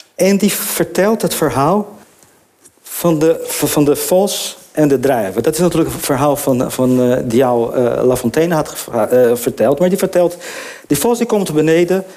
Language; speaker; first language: Dutch; non-native, fluent; Portuguese